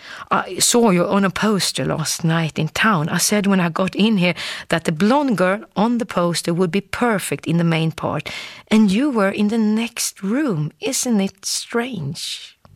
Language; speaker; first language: English; non-native, fluent; Swedish